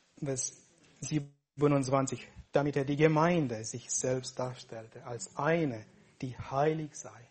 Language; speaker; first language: German; non-native, fluent; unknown